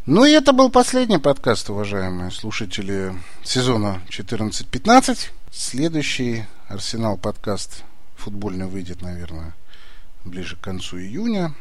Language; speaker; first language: Russian; native; Russian